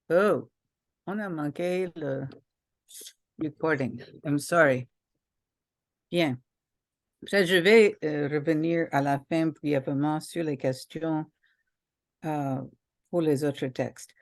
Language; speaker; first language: French; non-native, local second language; Haitian Creole